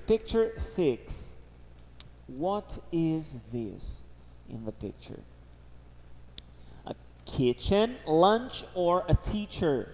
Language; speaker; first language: English; non-native, fluent; Portuguese